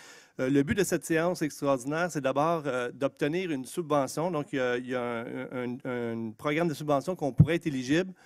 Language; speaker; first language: French; native; French